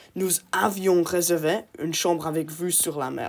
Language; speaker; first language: French; non-native, learner; English